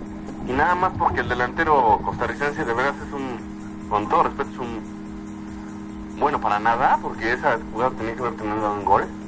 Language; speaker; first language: Spanish; native; Spanish